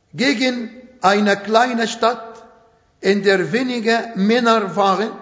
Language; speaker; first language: German; non-native, fluent; Arabic